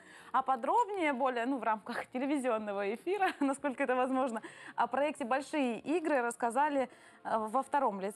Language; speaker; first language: Russian; native; Russian